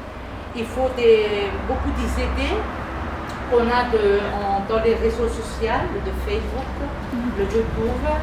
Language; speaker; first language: French; non-native, learner; Spanish